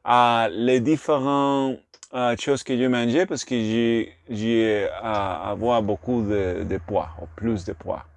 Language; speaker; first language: French; non-native, learner; Spanish